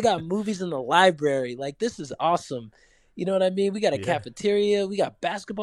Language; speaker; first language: English; native; English